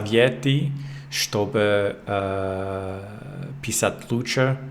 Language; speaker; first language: Russian; non-native, learner; English